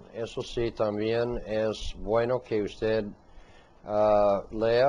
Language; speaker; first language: Spanish; non-native, fluent; English